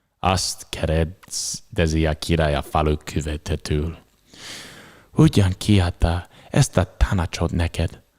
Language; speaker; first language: Hungarian; non-native, learner; English